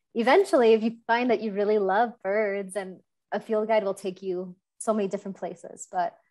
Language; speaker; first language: English; native; English